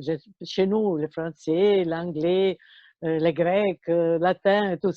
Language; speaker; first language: French; non-native, fluent; Italian